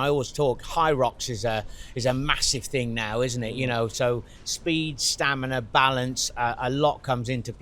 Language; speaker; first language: English; native; English